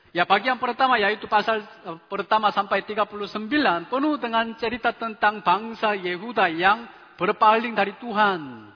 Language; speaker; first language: Indonesian; non-native, fluent; Chinese